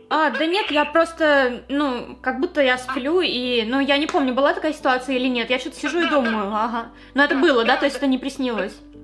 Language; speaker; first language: Russian; native; Russian